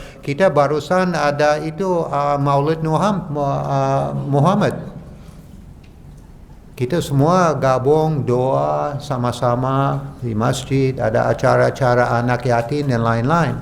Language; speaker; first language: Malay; non-native, fluent; English